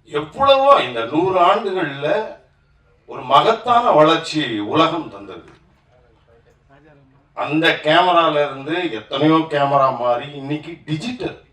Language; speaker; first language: Tamil; native; Tamil